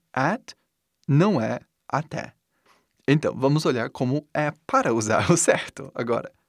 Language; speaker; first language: Portuguese; non-native, fluent; English